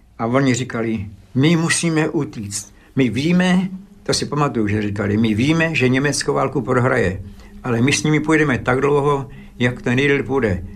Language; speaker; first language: Czech; early bilingual, other home language; Slovak